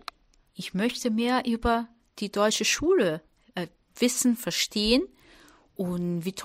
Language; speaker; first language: German; non-native, fluent; Portuguese